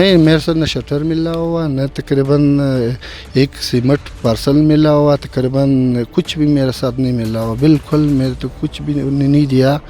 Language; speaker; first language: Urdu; non-native, local second language; Pashto